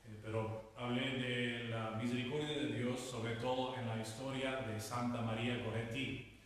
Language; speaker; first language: Spanish; non-native, fluent; English